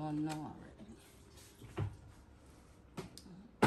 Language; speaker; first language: English; non-native, learner; Spanish